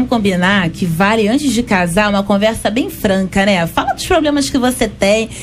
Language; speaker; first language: Portuguese; native; Portuguese